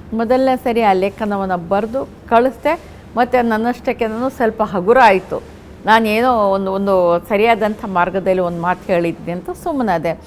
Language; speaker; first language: Kannada; non-native, local second language; Urdu